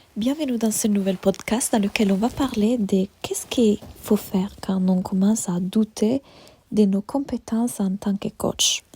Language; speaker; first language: French; non-native, fluent; Italian